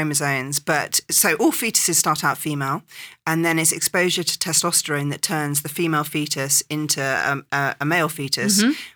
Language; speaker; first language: English; native; English